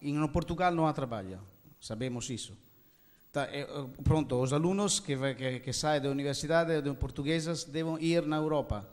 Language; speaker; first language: Portuguese; non-native, learner; Italian